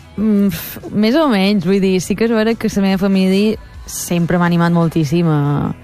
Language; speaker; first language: Catalan; native; Catalan